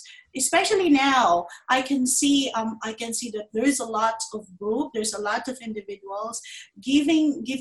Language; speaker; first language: English; non-native, local second language; Filipino